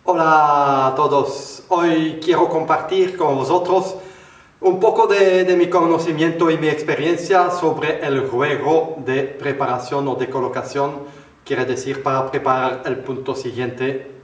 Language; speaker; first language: Spanish; non-native, fluent; French